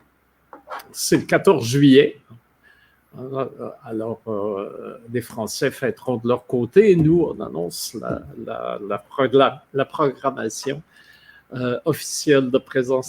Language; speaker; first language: French; native; French